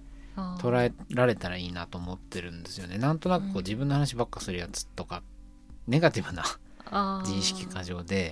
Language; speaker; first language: Japanese; native; Japanese